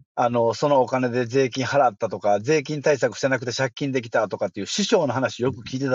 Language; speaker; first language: Japanese; native; Japanese